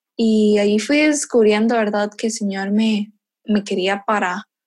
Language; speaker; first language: Spanish; native; Spanish